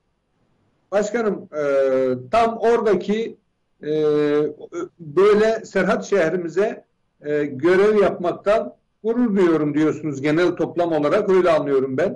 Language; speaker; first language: Turkish; native; Turkish